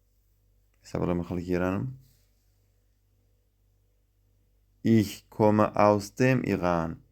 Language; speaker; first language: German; non-native, fluent; Central Kurdish